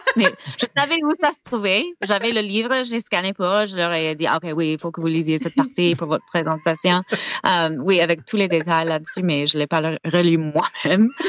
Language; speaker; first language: French; non-native, fluent; English